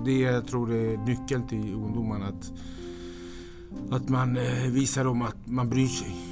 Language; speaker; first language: Swedish; non-native, fluent; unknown